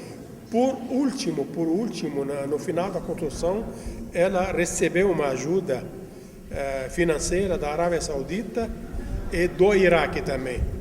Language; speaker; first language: Portuguese; non-native, fluent; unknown